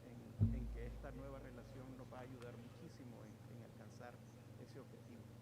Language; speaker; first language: Spanish; native; Spanish